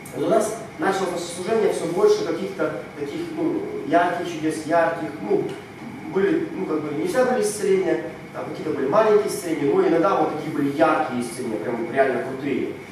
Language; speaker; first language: Russian; non-native, local second language; Romanian